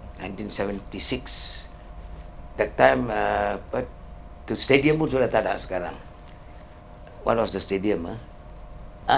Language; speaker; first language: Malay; non-native, local second language; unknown